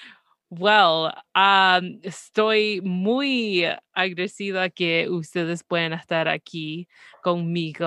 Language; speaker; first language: Spanish; early bilingual, heritage; Spanish